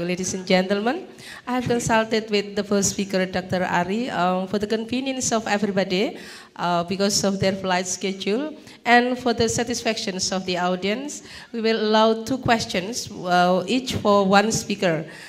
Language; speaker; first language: English; non-native, fluent; Indonesian